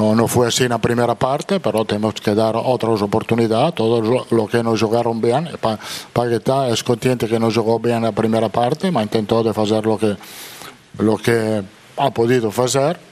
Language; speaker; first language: Portuguese; non-native, fluent; Italian